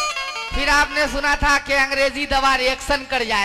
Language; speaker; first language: Urdu; native; Urdu